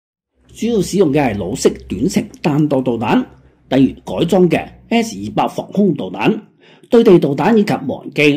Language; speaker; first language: Chinese; non-native, local second language; Cantonese